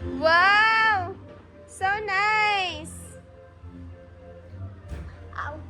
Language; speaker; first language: English; non-native, local second language; Filipino